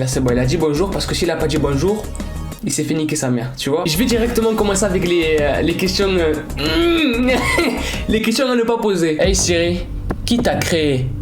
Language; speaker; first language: French; native; French